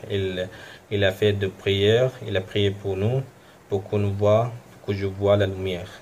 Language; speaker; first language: French; non-native, fluent; Arabic